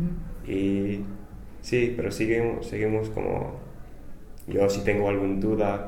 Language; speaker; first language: Spanish; non-native, fluent; English